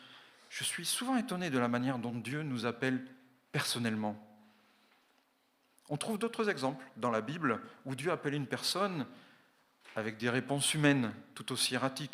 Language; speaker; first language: French; native; French